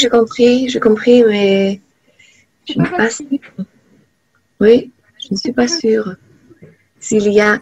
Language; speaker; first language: French; non-native, learner; Chinese